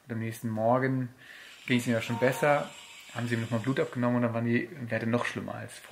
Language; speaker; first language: German; native; German